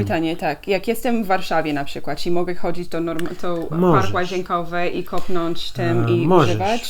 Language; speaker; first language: Polish; non-native, learner; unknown